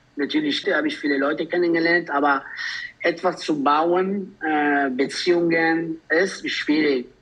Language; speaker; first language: German; non-native, fluent; Italian